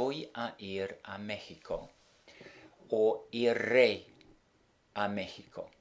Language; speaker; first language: Spanish; non-native, fluent; English